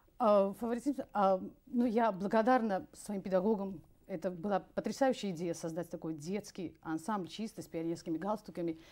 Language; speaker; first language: Russian; native; Russian